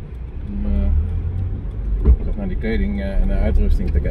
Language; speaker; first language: Dutch; native; Dutch